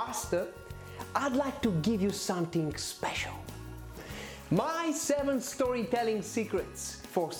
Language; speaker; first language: English; non-native, fluent; Bulgarian